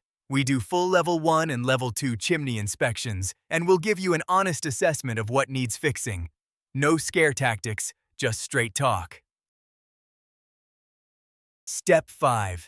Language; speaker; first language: English; native; English